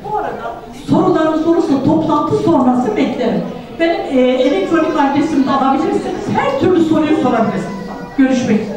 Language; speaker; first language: Turkish; native; Turkish